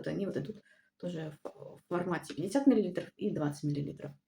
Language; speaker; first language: Russian; native; Russian